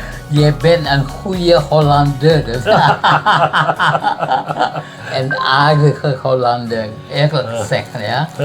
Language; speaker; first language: Dutch; non-native, fluent; Indonesian